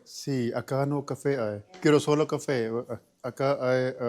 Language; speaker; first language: Spanish; non-native, learner; Hindi